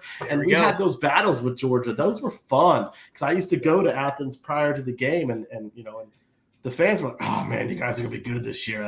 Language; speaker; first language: English; native; English